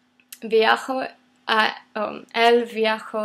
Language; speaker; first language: Spanish; non-native, learner; English